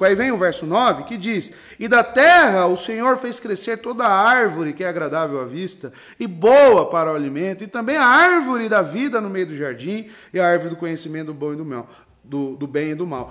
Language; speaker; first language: Portuguese; native; Portuguese